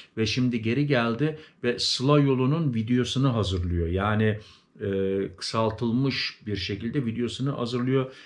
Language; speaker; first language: Turkish; early bilingual, heritage; Turkish